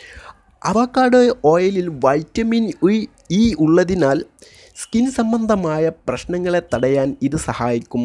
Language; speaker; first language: Malayalam; native; Malayalam